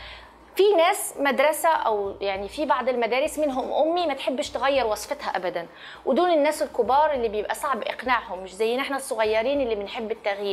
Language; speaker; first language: Arabic; native; Arabic